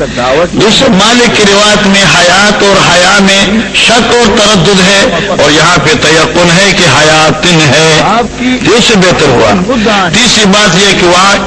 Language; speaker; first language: Urdu; non-native, local second language; Northern Hindko